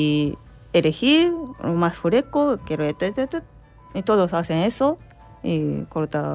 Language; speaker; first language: Spanish; non-native, learner; Japanese